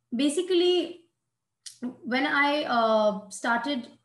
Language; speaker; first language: English; non-native, local second language; Hindi